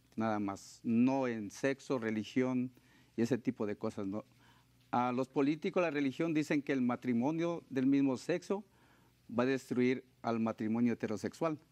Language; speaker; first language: Spanish; native; Spanish